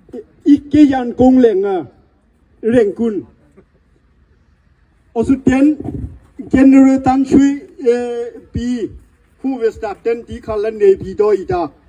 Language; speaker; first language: Danish; non-native, learner; Burmese